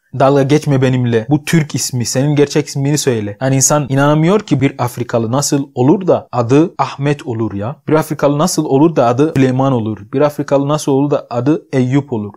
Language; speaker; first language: Turkish; non-native, fluent; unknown